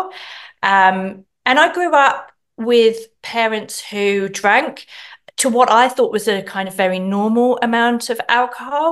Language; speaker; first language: English; native; English